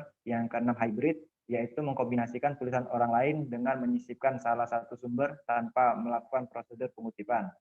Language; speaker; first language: Indonesian; native; Indonesian